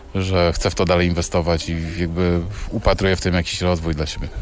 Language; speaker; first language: Polish; native; Polish